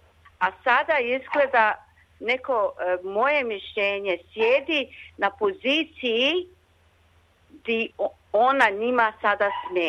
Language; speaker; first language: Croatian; early bilingual, other home language; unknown